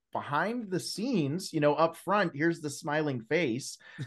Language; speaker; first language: English; native; English